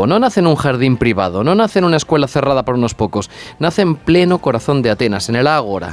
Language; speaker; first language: Spanish; native; Spanish